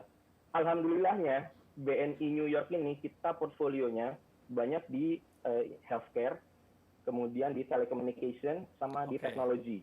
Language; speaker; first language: Indonesian; native; Indonesian